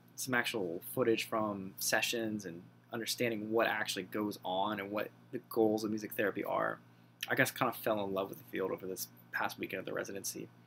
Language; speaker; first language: English; native; English